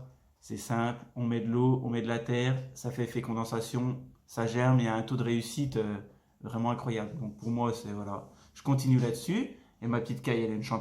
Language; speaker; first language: French; native; French